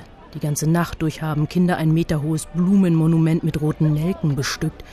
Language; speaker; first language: German; native; German